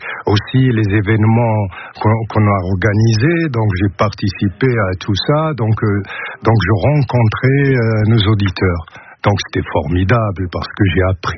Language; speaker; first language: French; non-native, local second language; Arabic